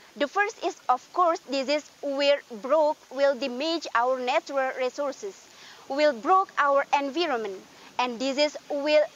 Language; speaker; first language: English; non-native, learner; Indonesian